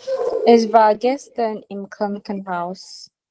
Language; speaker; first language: German; non-native, learner; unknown